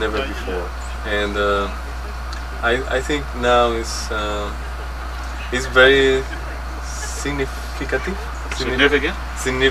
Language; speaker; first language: English; non-native, learner; Spanish